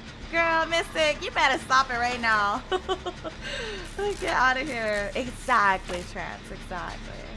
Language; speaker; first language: English; early bilingual, other home language; Spanish